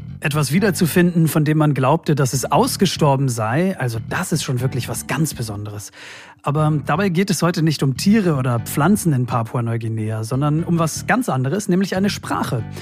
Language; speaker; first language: German; native; German